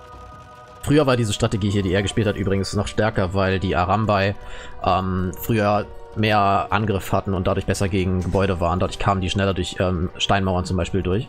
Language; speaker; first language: German; native; German